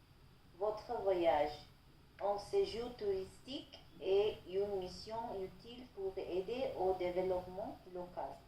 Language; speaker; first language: French; non-native, learner; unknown